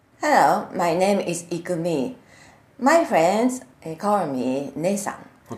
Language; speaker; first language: English; non-native, learner; Japanese